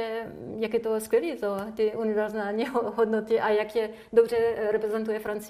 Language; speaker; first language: Czech; non-native, fluent; French